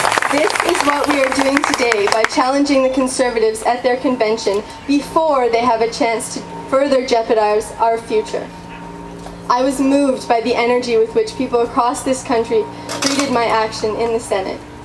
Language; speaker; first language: English; native; English